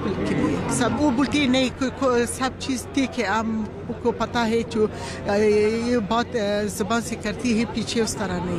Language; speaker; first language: Hindi; non-native, learner; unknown